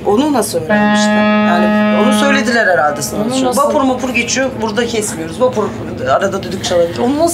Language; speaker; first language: Turkish; native; Turkish